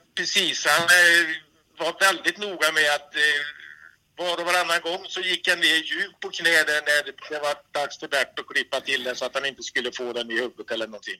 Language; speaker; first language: Swedish; native; Swedish